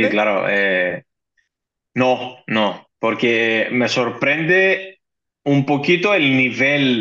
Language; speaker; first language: Spanish; non-native, fluent; Greek